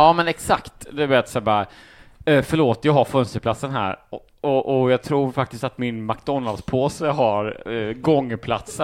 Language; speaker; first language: Swedish; native; Swedish